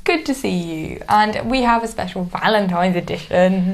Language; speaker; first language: English; native; English